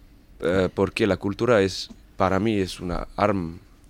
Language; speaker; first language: Spanish; non-native, learner; French